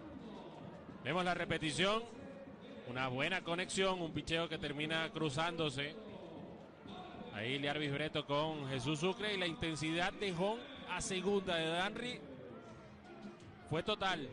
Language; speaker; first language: Spanish; native; Spanish